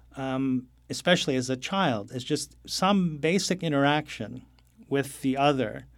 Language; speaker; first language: English; non-native, fluent; Arabic